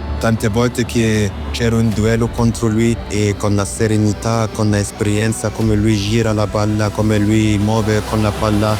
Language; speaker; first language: Italian; non-native, fluent; German